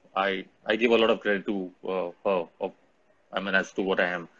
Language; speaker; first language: English; non-native, local second language; Hindi